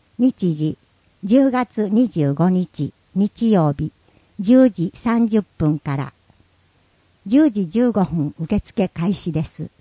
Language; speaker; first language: Japanese; native; Japanese